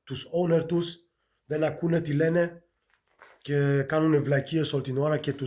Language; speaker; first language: Greek; early bilingual, heritage; Greek